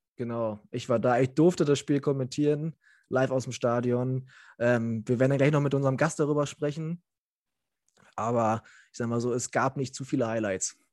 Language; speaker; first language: German; native; German